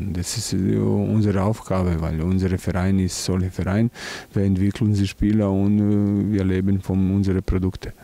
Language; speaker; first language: German; non-native, learner; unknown